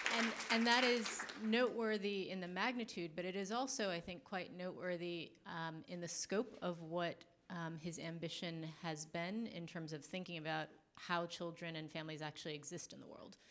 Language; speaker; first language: English; native; English